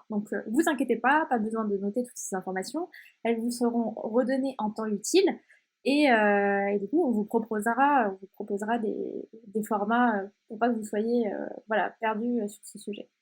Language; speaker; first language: French; native; French